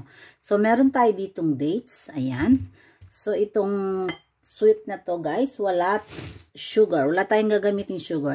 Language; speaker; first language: Filipino; native; Filipino